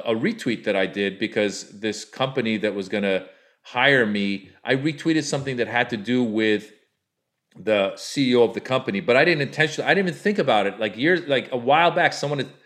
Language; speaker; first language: English; native; English